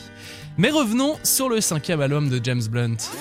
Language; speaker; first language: French; native; French